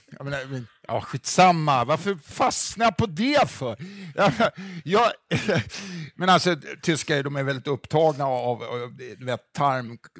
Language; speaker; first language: Swedish; native; Swedish